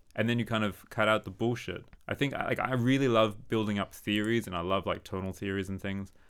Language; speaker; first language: English; native; English